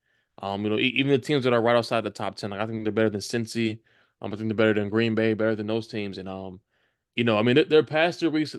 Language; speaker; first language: English; native; English